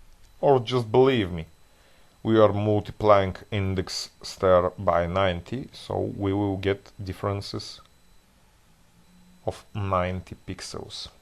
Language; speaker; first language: English; non-native, fluent; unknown